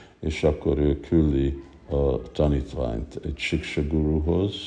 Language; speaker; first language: Hungarian; early bilingual, heritage; Hungarian